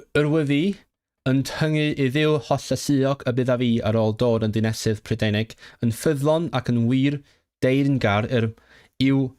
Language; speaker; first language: Welsh; non-native, learner; Cantonese